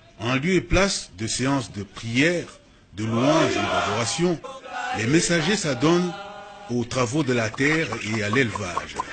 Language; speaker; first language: French; non-native, local second language; Lingala